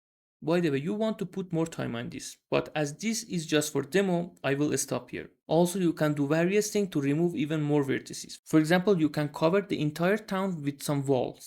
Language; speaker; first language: English; non-native, fluent; Persian